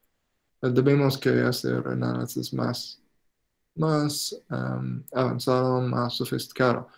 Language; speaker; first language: Spanish; non-native, fluent; English